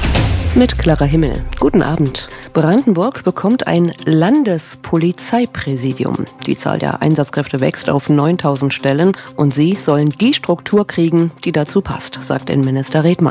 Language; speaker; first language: German; native; German